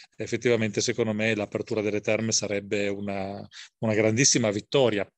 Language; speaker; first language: Italian; native; Italian